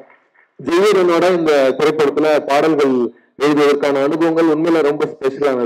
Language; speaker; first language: Tamil; native; Tamil